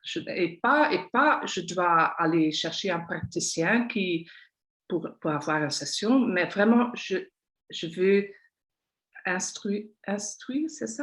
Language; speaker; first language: French; non-native, local second language; Dutch